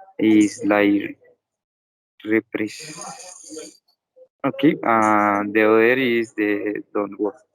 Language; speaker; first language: English; non-native, learner; Spanish